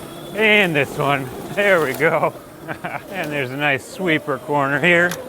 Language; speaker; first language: English; native; English